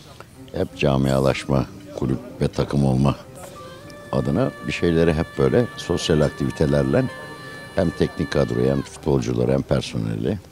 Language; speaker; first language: Turkish; native; Turkish